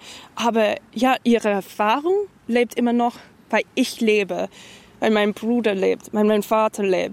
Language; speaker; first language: German; non-native, fluent; English